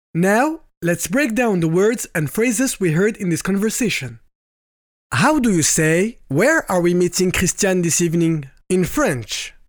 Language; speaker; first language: English; non-native, fluent; French